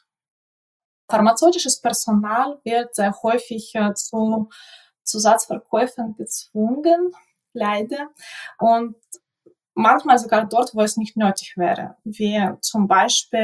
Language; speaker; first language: German; non-native, fluent; Ukrainian